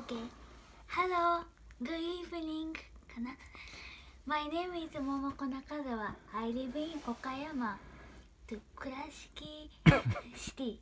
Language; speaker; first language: English; non-native, learner; Japanese